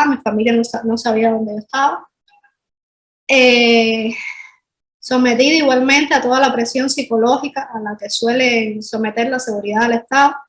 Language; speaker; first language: Spanish; native; Spanish